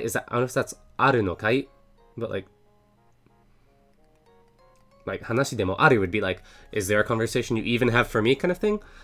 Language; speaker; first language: English; native; English